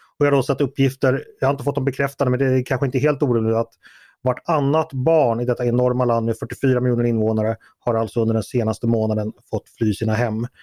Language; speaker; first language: Swedish; native; Swedish